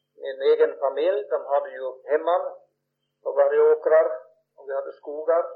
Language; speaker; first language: Swedish; early bilingual, heritage; Swedish